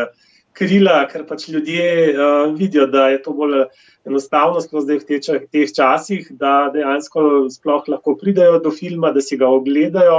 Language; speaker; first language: Slovenian; native; Slovenian